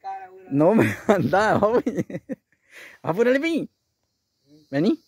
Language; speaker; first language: Spanish; native; Spanish